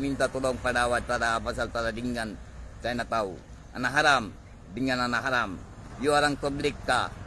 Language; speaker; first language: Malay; non-native, learner; Bangla